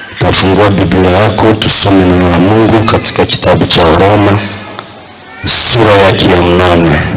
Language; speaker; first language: Swahili; native; Swahili